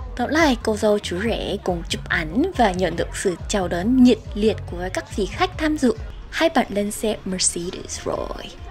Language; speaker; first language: Vietnamese; non-native, fluent; Korean